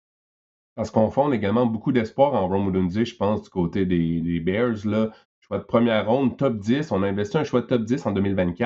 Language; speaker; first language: French; native; French